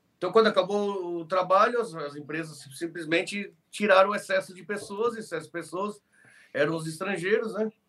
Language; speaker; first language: Portuguese; early bilingual, other home language; Spanish